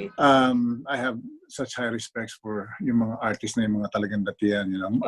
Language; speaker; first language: Filipino; native; Filipino